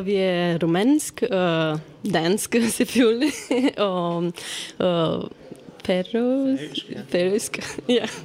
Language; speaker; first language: Danish; non-native, learner; Romanian